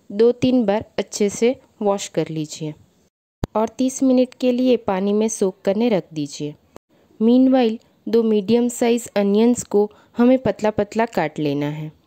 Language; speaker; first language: Hindi; native; Hindi